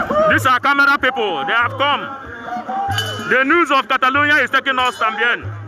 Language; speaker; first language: English; non-native, local second language; Igbo